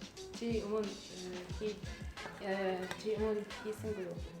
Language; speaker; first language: Mongolian; non-native, learner; Hungarian